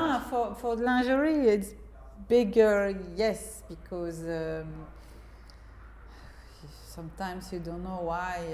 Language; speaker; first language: English; non-native, fluent; French